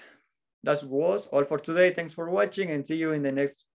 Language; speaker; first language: English; non-native, learner; Spanish